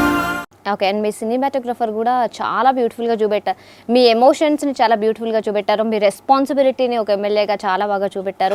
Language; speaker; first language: Telugu; native; Telugu